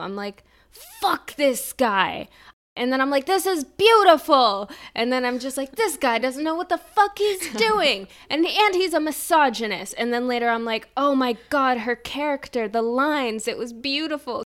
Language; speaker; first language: English; native; English